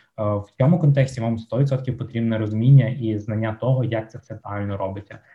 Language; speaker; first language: Ukrainian; non-native, local second language; Russian